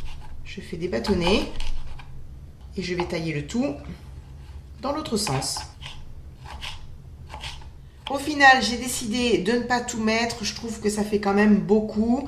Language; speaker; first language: French; native; French